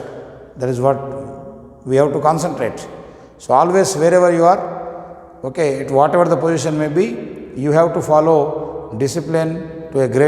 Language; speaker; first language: English; non-native, local second language; Telugu